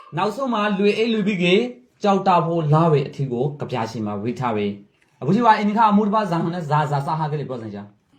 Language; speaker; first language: Burmese; native; Burmese